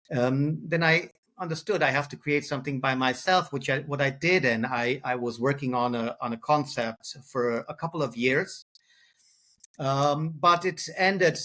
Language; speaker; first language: English; non-native, fluent; German